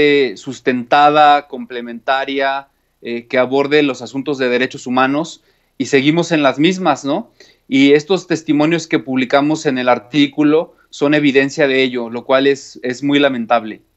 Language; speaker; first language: Spanish; native; Spanish